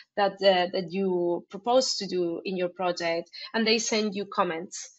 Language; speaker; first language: English; non-native, fluent; Spanish